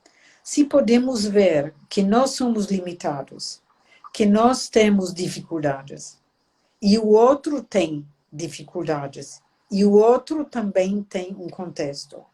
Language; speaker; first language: Portuguese; non-native, fluent; German